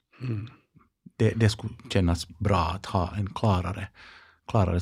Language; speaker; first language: Swedish; non-native, local second language; Finnish